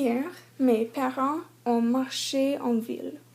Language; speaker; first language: French; non-native, learner; English